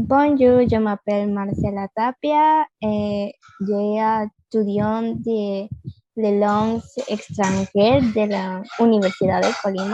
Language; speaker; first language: French; non-native, learner; Spanish